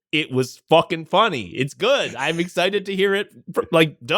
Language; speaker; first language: English; native; English